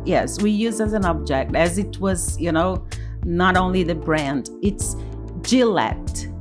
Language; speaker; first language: English; non-native, fluent; Portuguese